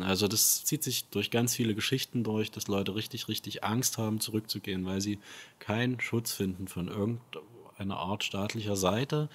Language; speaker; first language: German; native; German